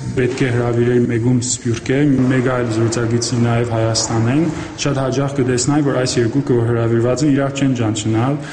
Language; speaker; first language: Armenian; early bilingual, heritage; Armenian